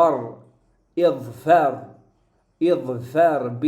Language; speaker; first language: Arabic; non-native, fluent; French